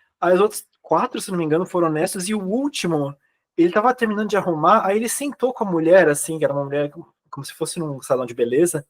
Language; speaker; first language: Portuguese; native; Portuguese